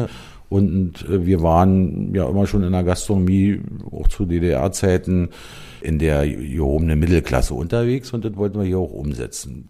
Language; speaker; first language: German; native; German